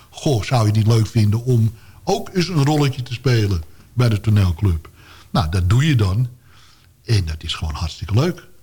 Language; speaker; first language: Dutch; native; Dutch